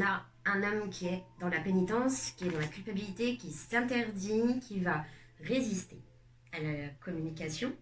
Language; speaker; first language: French; native; French